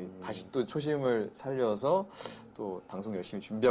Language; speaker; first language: Korean; native; Korean